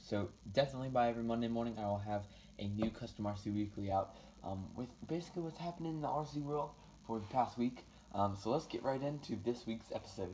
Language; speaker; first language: English; native; English